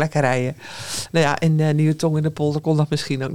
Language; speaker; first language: Dutch; native; Dutch